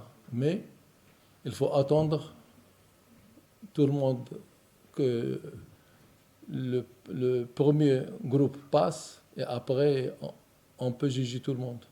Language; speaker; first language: French; non-native, local second language; Arabic